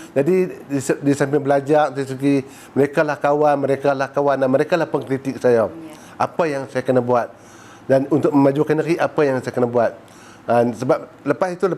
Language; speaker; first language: Malay; native; Malay